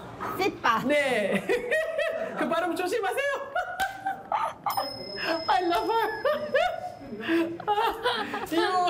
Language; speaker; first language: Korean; non-native, learner; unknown